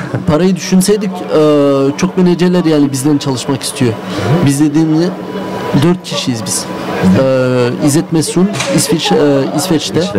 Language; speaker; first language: Turkish; early bilingual, heritage; Turkish